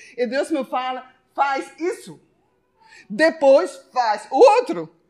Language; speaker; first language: Portuguese; non-native, fluent; Spanish